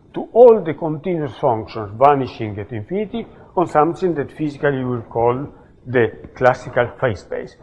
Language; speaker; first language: English; non-native, fluent; Italian